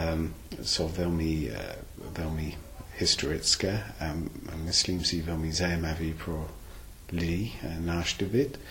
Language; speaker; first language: Czech; non-native, learner; English